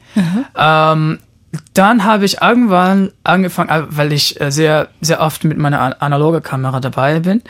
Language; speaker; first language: German; non-native, fluent; Portuguese